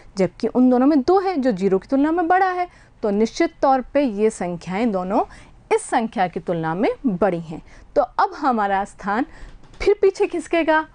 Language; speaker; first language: Hindi; native; Hindi